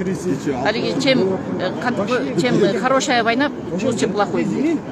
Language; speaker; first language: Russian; non-native, local second language; Kyrgyz